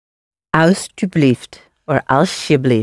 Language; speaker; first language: Dutch; non-native, learner; English